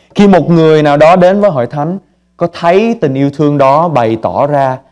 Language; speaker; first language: Vietnamese; early bilingual, heritage; Vietnamese